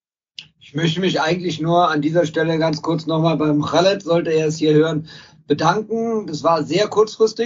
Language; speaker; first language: German; native; German